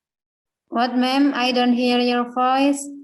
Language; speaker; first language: English; non-native, learner; Indonesian